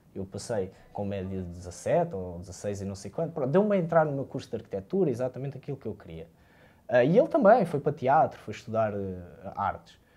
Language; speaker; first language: Portuguese; early bilingual, other home language; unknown